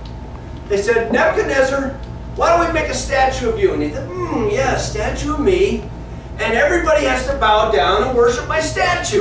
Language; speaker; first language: English; native; English